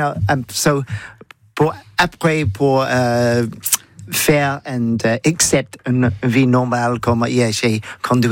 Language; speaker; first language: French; non-native, learner; English